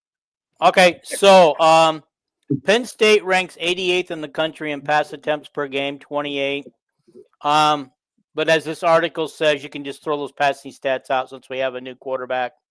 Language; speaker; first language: English; native; English